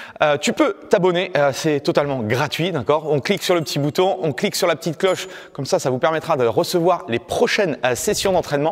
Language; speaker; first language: French; native; French